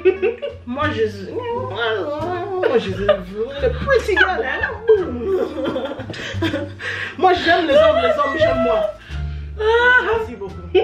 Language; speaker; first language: French; early bilingual, heritage; French